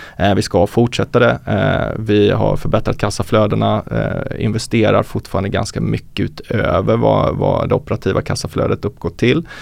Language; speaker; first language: Swedish; native; Swedish